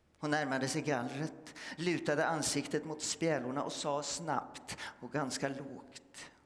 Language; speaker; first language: Swedish; native; Swedish